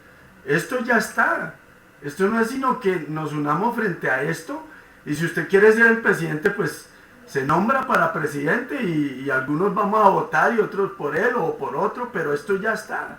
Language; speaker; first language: Spanish; native; Spanish